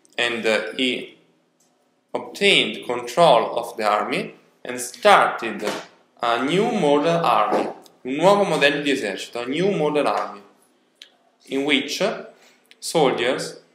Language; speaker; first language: English; non-native, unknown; Italian